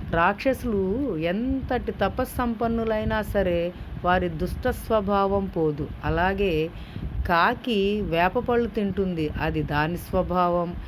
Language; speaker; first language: Telugu; native; Telugu